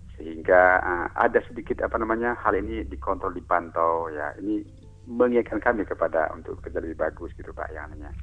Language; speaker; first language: Indonesian; native; Indonesian